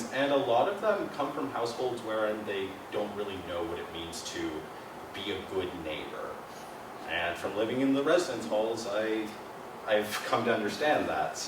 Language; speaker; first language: English; native; English